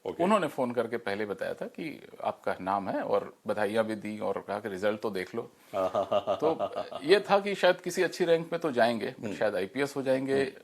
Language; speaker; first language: Hindi; native; Hindi